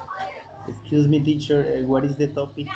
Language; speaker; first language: English; non-native, learner; Spanish